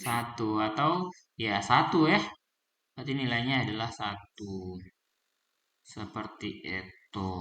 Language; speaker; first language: Indonesian; native; Indonesian